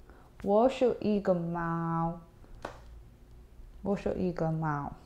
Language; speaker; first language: Chinese; non-native, learner; English